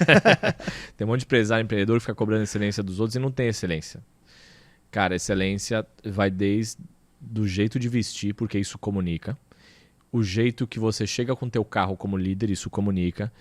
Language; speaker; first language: Portuguese; native; Portuguese